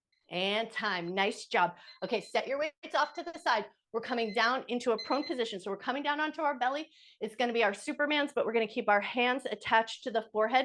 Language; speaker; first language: English; native; English